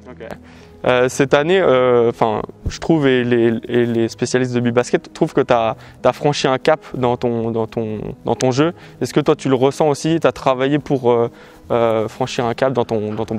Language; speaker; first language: French; native; French